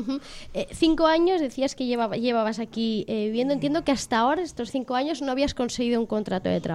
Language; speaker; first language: Catalan; native; Catalan